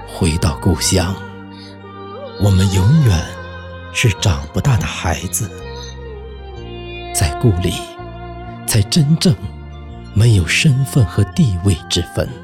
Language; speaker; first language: Chinese; native; Chinese